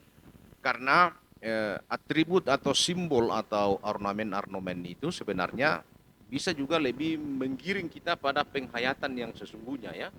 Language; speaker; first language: Indonesian; native; Indonesian